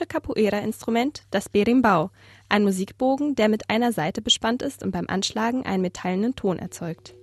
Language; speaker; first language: German; native; German